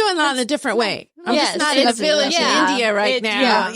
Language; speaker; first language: English; native; English